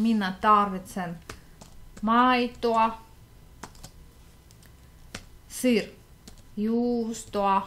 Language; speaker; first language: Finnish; non-native, fluent; Russian